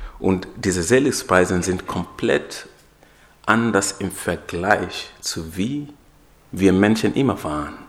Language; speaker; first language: German; non-native, fluent; Swahili